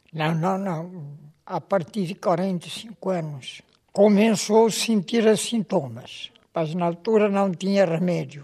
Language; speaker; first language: Portuguese; non-native, local second language; Kabuverdianu